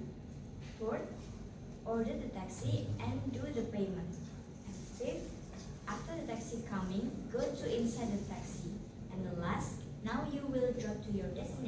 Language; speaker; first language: English; non-native, learner; Indonesian